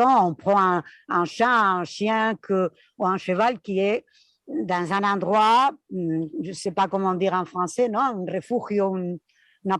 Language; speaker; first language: French; non-native, fluent; Spanish